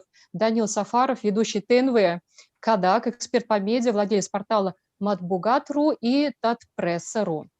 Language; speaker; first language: Russian; native; Russian